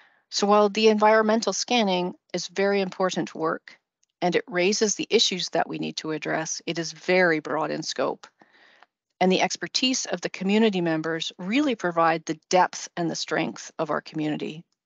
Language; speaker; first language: English; native; English